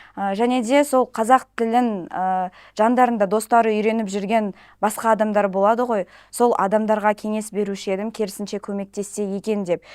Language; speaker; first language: Kazakh; non-native, local second language; Russian